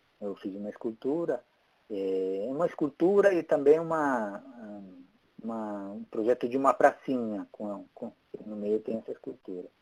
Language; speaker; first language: Portuguese; non-native, fluent; Italian